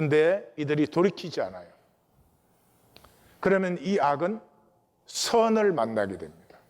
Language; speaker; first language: Korean; native; Korean